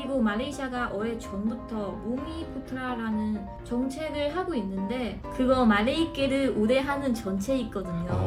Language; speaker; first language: Korean; non-native, fluent; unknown